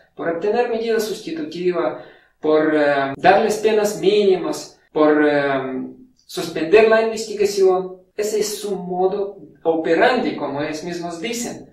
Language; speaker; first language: Spanish; non-native, fluent; Russian